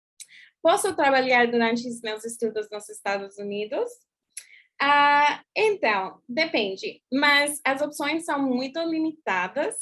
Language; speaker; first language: Portuguese; non-native, fluent; English